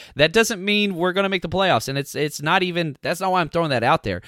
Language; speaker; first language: English; native; English